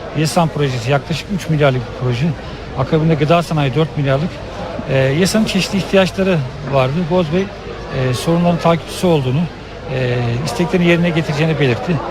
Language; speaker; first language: Turkish; native; Turkish